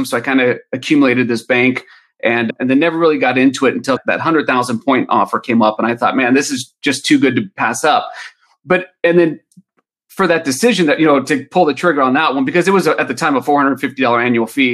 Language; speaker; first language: English; native; English